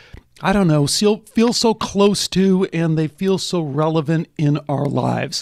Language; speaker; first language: English; native; English